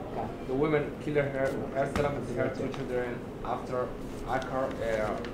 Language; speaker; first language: English; non-native, learner; Somali